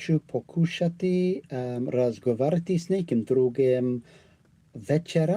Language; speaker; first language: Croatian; non-native, learner; English